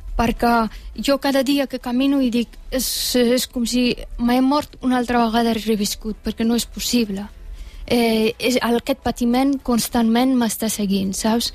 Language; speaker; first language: Catalan; non-native, fluent; Persian